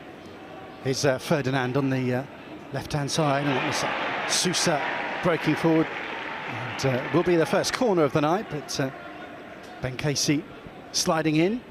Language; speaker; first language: English; native; English